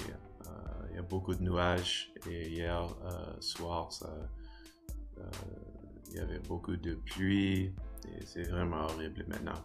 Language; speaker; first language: French; non-native, learner; English